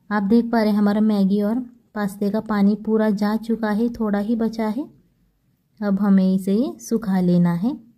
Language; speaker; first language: Hindi; non-native, local second language; Marathi